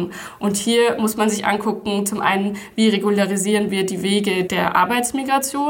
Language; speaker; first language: German; native; German